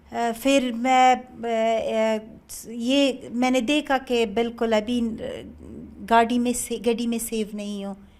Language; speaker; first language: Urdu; non-native, learner; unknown